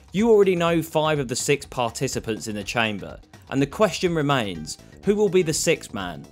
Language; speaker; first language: English; native; English